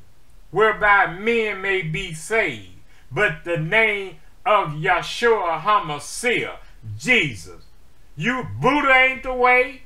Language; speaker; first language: English; native; English